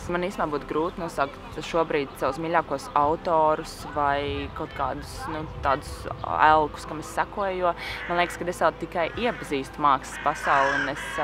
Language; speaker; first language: Latvian; native; Latvian